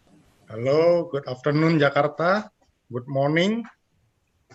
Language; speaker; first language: English; non-native, fluent; Indonesian